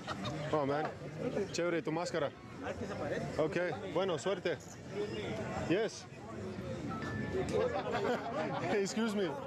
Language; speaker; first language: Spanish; early bilingual, heritage; English